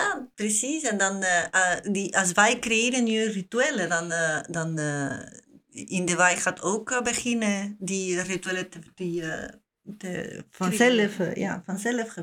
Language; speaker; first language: Dutch; non-native, learner; Spanish